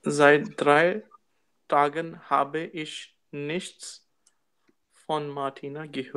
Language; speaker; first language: German; non-native, learner; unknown